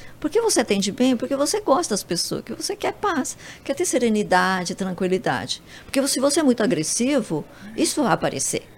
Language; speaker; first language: Portuguese; early bilingual, other home language; Japanese